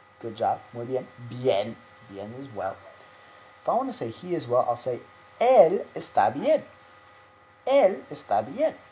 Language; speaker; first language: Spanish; non-native, fluent; English